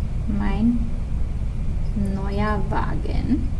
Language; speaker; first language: German; non-native, fluent; English